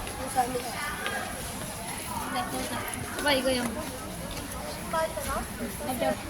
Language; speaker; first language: Korean; native; Korean